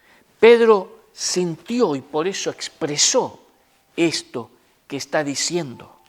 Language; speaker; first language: Spanish; native; Spanish